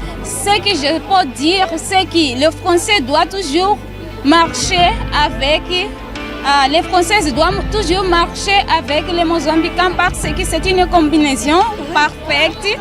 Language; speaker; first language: French; non-native, fluent; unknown